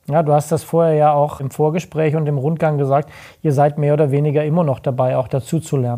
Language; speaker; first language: German; native; German